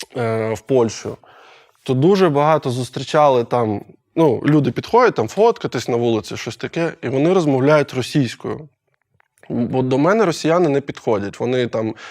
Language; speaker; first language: Ukrainian; non-native, local second language; Russian